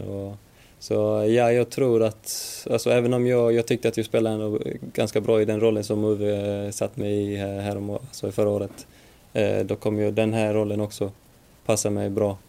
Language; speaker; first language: Swedish; non-native, fluent; Icelandic